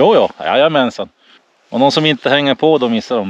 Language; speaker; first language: Swedish; native; Swedish